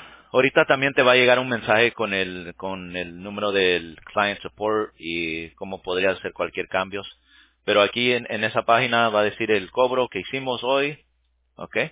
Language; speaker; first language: Spanish; early bilingual, heritage; English